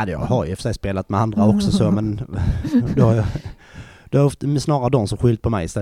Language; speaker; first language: Swedish; native; Swedish